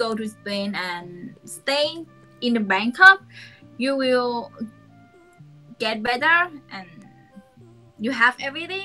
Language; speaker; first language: English; non-native, learner; Thai